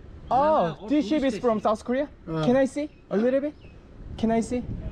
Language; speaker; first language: English; non-native, fluent; Korean